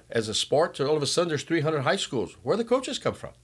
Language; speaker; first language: English; non-native, fluent; Portuguese